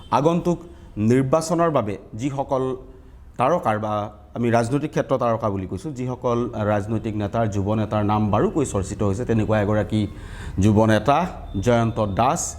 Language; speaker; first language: Assamese; native; Assamese